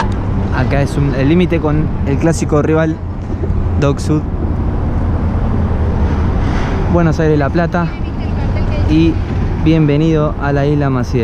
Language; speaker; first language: Spanish; native; Spanish